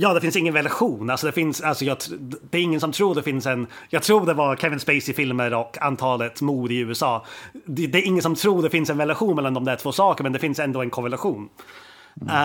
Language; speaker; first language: Swedish; native; Swedish